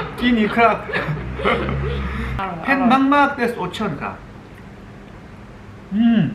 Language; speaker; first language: Thai; non-native, learner; Korean